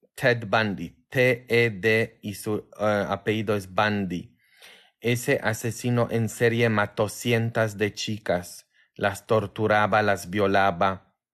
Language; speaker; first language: Spanish; non-native, fluent; Polish